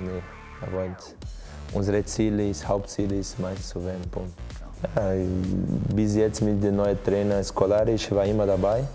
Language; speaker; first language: German; non-native, learner; Portuguese